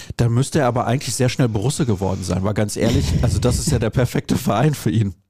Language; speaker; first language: German; native; German